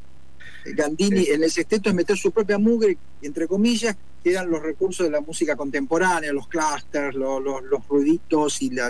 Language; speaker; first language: Spanish; native; Spanish